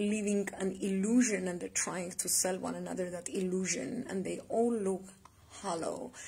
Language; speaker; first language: English; non-native, fluent; Armenian